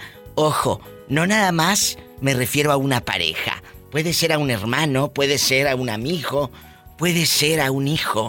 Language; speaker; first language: Spanish; native; Spanish